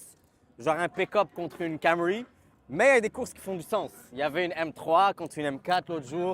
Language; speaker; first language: French; native; French